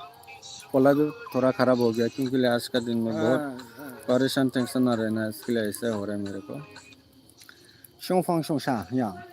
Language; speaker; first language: Hindi; non-native, local second language; Bodo